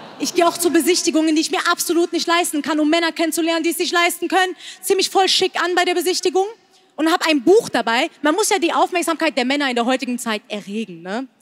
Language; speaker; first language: German; early bilingual, other home language; Persian